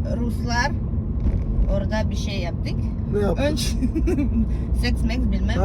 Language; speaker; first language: Turkish; non-native, learner; Russian